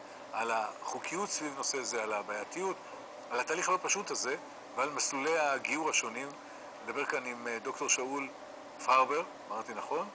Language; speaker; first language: Hebrew; native; Hebrew